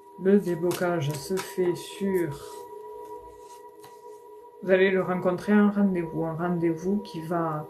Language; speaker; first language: French; native; French